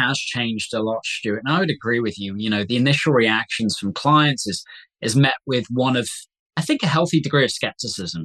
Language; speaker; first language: English; native; English